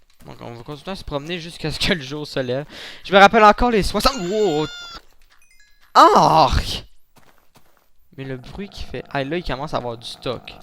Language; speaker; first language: French; native; French